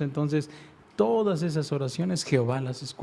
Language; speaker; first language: Spanish; native; Spanish